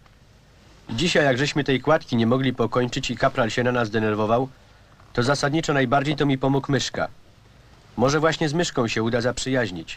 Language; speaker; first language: Polish; native; Polish